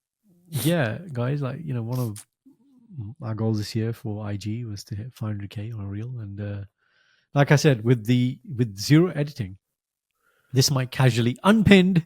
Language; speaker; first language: English; early bilingual, other home language; Punjabi